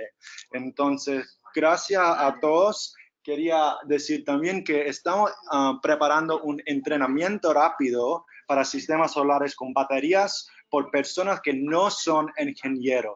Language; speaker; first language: Spanish; non-native, fluent; English